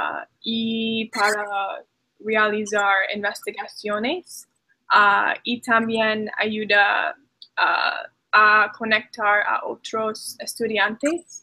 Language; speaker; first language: Spanish; non-native, learner; English